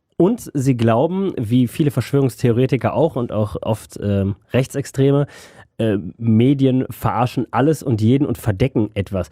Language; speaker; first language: German; native; German